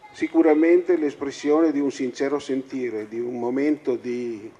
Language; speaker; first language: Italian; native; Italian